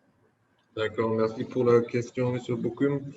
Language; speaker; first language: French; non-native, fluent; German